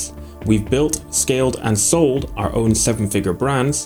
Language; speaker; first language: English; native; English